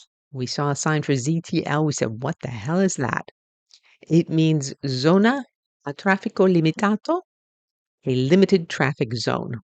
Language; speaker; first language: English; native; English